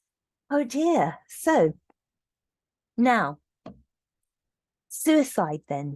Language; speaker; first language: English; native; English